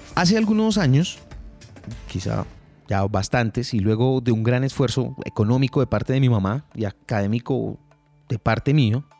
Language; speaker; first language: Spanish; native; Spanish